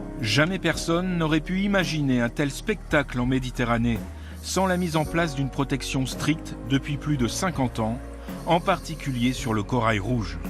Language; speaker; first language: French; native; French